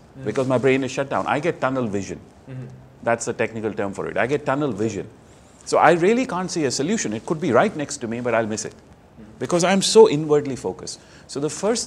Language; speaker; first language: English; non-native, local second language; Hindi